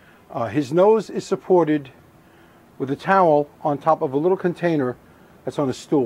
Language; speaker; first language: English; native; English